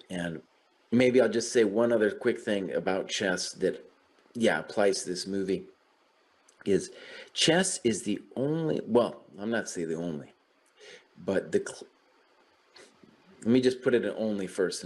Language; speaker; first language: English; native; English